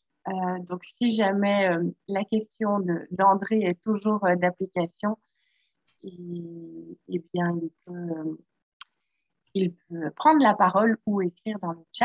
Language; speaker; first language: French; native; French